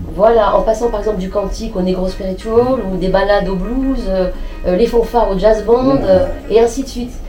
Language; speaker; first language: French; native; French